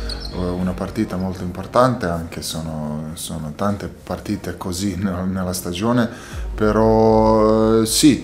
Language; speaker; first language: Italian; non-native, fluent; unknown